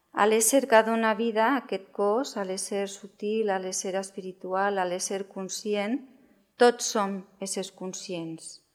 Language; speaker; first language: Catalan; non-native, local second language; Spanish